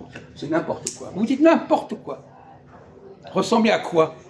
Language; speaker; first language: French; native; French